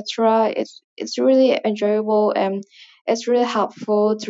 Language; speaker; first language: English; non-native, fluent; Indonesian